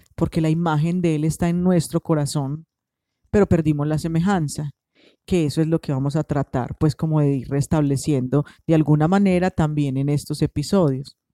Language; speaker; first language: Spanish; native; Spanish